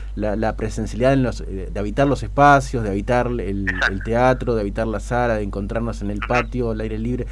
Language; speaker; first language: Spanish; native; Spanish